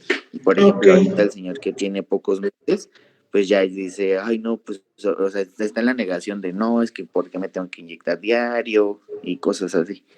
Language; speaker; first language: Spanish; native; Spanish